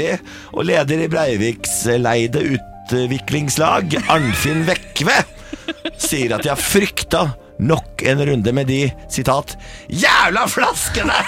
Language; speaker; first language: Norwegian; native; Norwegian